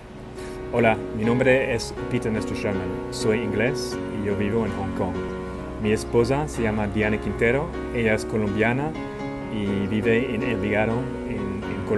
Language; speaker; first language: Spanish; non-native, learner; English